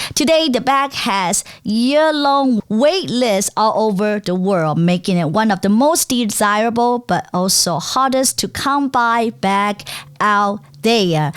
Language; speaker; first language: English; non-native, fluent; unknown